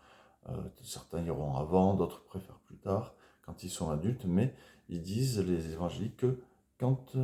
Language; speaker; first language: French; native; French